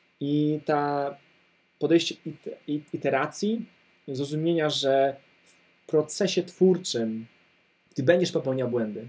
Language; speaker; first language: Polish; native; Polish